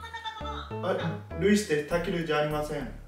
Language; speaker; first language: Japanese; non-native, learner; English